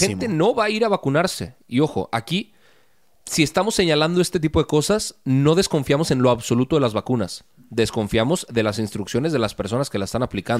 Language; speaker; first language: Spanish; native; Spanish